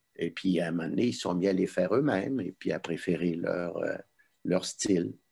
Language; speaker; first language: French; native; French